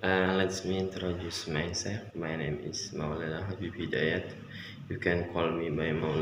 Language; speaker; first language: English; non-native, learner; Indonesian